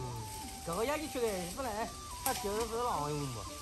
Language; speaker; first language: Chinese; native; Chinese